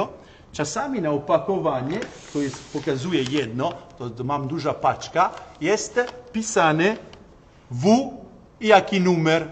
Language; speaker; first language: Polish; non-native, learner; Italian